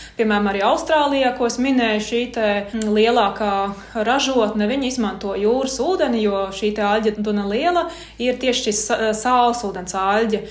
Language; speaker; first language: Latvian; native; Latvian